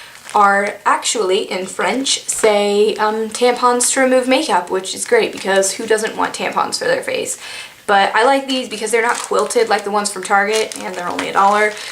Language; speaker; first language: English; native; English